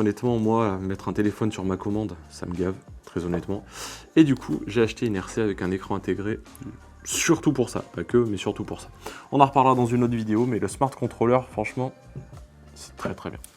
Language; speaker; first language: French; native; French